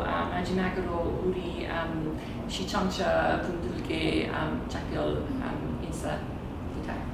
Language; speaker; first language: Korean; non-native, learner; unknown